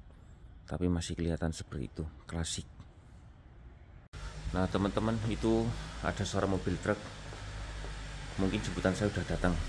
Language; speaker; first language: Indonesian; non-native, local second language; Javanese